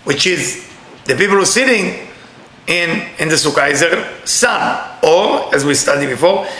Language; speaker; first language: English; non-native, learner; Hebrew